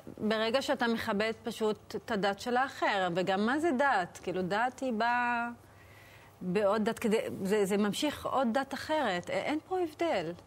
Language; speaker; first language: Hebrew; non-native, local second language; Arabic